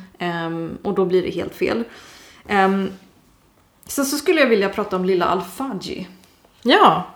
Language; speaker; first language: Swedish; early bilingual, other home language; Persian